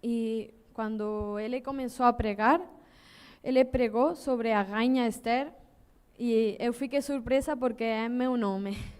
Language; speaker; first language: Portuguese; non-native, learner; Spanish